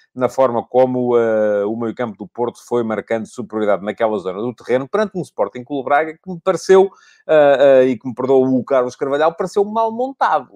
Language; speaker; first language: Portuguese; native; Portuguese